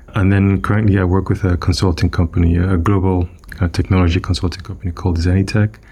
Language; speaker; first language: English; non-native, local second language; Yoruba